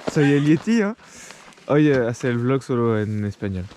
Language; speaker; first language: Spanish; non-native, learner; French